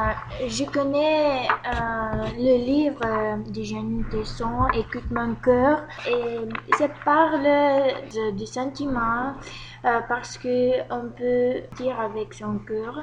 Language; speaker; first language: French; non-native, learner; Bulgarian